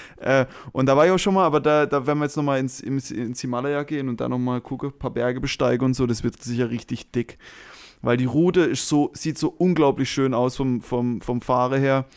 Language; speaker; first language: German; native; German